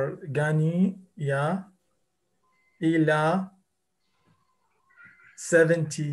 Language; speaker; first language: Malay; non-native, learner; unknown